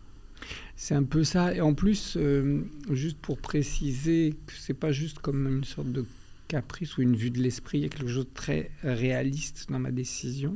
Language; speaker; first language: French; early bilingual, other home language; Albanian